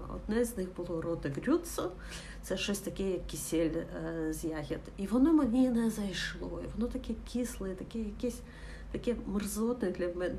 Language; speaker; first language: Ukrainian; non-native, local second language; Russian